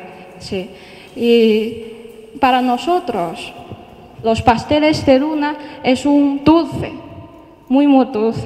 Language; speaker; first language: Spanish; non-native, fluent; Chinese